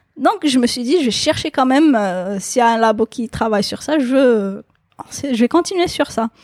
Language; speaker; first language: French; non-native, local second language; Kabyle